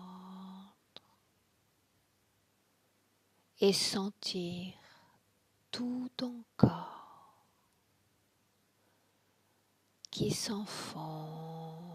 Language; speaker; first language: French; native; French